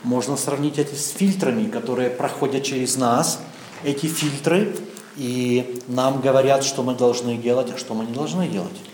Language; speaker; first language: Czech; non-native, learner; Russian